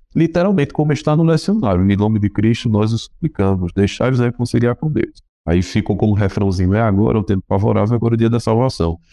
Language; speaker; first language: Portuguese; native; Portuguese